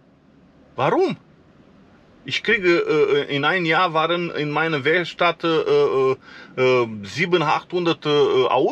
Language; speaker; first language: German; non-native, fluent; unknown